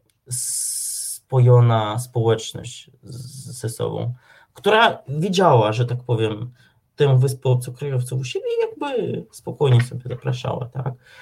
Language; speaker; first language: Polish; non-native, fluent; Ukrainian